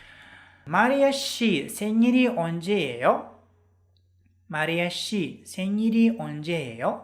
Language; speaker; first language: Korean; non-native, fluent; Uzbek